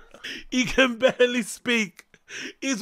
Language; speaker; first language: English; native; English